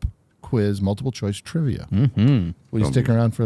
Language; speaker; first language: English; native; English